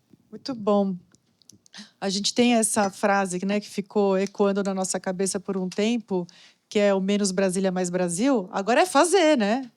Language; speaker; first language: Portuguese; native; Portuguese